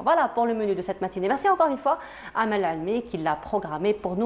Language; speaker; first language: French; native; French